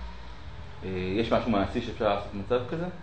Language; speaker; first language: Hebrew; native; Hebrew